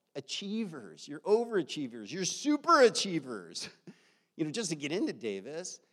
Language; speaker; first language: English; native; English